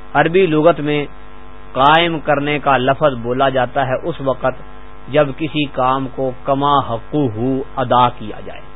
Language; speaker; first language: Urdu; non-native, local second language; Punjabi